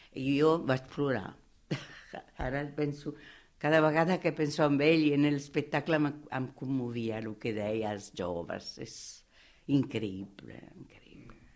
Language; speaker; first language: Catalan; non-native, fluent; Italian